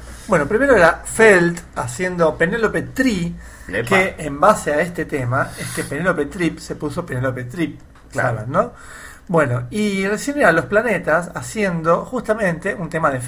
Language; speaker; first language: Spanish; native; Spanish